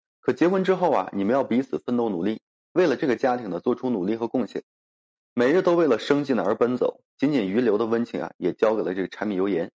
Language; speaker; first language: Chinese; native; Chinese